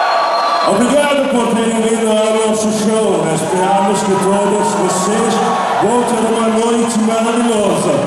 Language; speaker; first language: Portuguese; non-native, learner; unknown